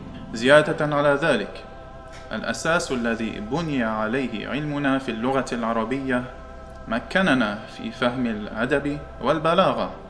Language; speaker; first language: Arabic; non-native, fluent; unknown